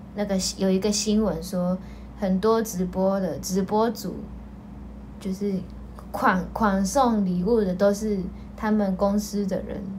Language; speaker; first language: Chinese; non-native, fluent; Japanese